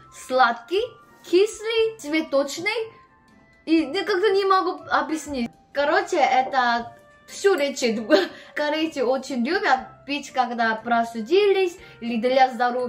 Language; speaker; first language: Russian; non-native, fluent; Korean